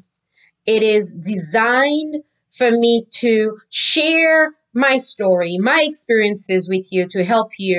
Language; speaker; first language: English; non-native, fluent; Haitian Creole